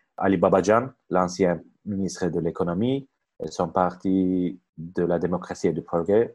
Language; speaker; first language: French; non-native, fluent; Turkish